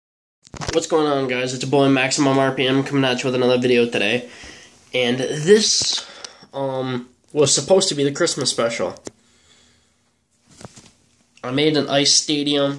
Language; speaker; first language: English; native; English